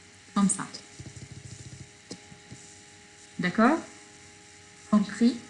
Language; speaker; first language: French; non-native, fluent; Arabic